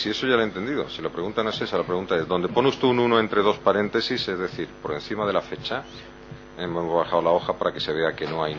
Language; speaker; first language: Spanish; native; Spanish